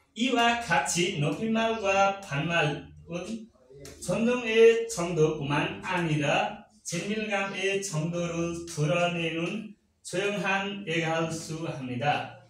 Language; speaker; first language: Korean; non-native, learner; Nepali